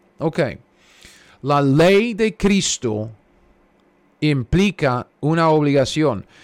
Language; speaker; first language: Spanish; non-native, fluent; English